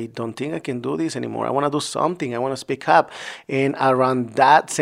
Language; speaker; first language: English; non-native, fluent; Spanish